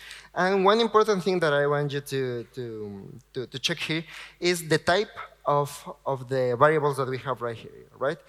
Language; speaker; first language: English; non-native, fluent; Spanish